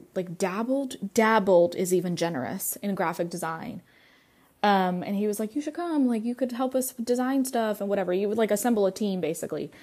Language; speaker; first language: English; early bilingual, other home language; Russian